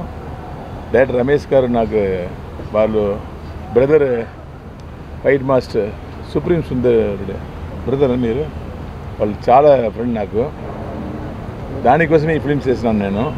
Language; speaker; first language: Telugu; non-native, learner; Tamil